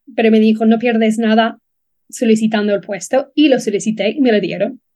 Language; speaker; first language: Spanish; non-native, fluent; English